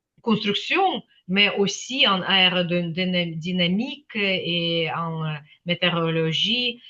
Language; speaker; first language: French; non-native, fluent; Ukrainian